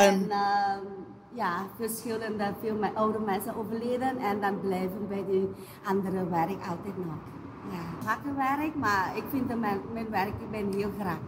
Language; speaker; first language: Dutch; non-native, learner; Chinese